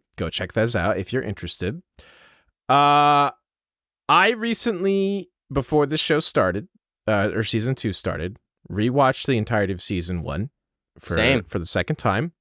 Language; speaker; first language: English; native; English